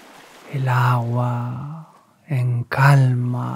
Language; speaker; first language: Spanish; native; Spanish